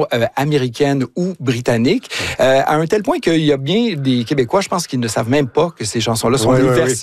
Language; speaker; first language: French; native; French